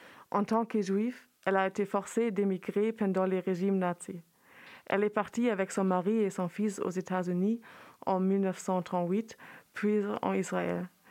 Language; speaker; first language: French; non-native, fluent; German